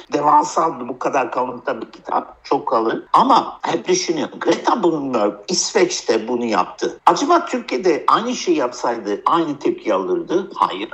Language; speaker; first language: Turkish; early bilingual, heritage; Turkish